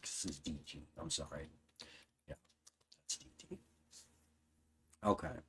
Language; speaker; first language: English; native; English